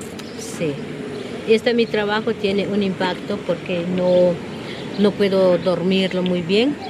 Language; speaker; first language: Spanish; non-native, local second language; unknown